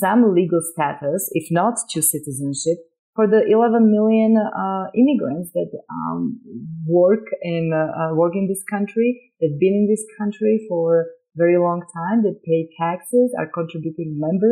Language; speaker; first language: English; non-native, fluent; Slovak